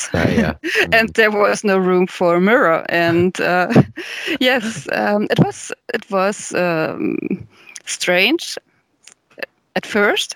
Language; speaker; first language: English; non-native, fluent; German